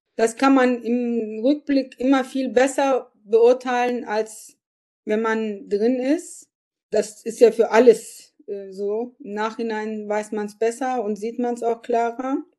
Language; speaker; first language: German; early bilingual, other home language; Turkish